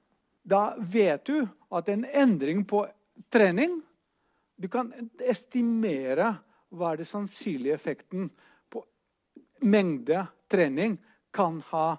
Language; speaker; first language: Norwegian; non-native, fluent; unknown